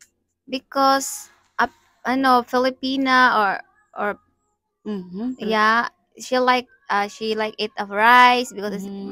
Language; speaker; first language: English; non-native, learner; Cebuano